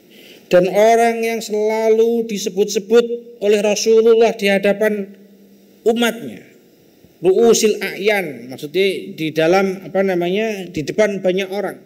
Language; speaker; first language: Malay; non-native, local second language; Javanese